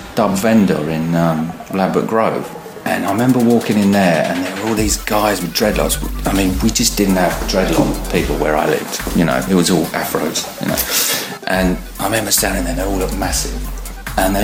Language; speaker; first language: English; native; English